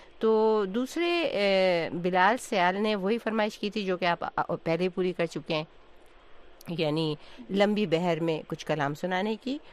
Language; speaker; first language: Urdu; native; Urdu